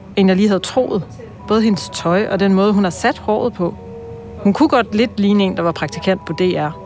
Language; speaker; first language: Danish; non-native, fluent; Thai